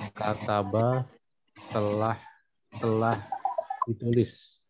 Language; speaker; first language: Indonesian; native; Indonesian